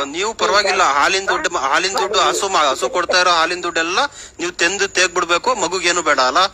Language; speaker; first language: Kannada; native; Kannada